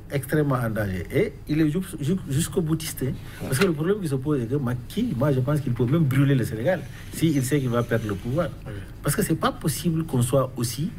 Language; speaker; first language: French; non-native, local second language; Wolof